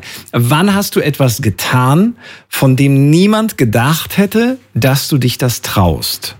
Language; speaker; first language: German; native; German